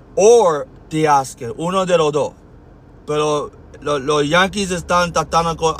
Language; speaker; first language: Spanish; early bilingual, heritage; Spanish